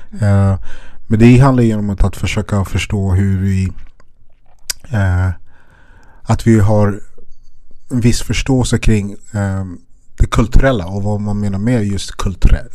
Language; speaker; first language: Swedish; early bilingual, other home language; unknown